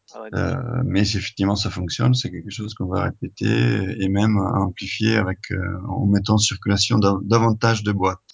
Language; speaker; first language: French; non-native, fluent; Italian